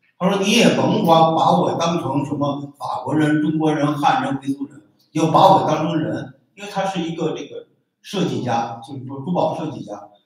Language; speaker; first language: Chinese; native; Chinese